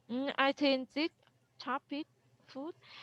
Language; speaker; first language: English; non-native, learner; Vietnamese